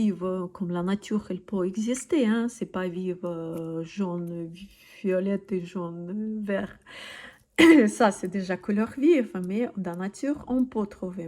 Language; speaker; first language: French; non-native, learner; Russian